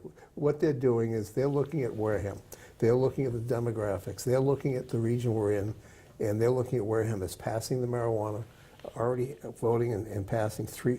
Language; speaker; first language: English; native; English